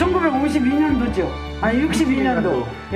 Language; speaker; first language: Korean; native; Korean